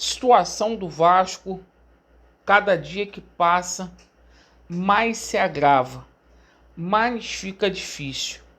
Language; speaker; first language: Portuguese; native; Portuguese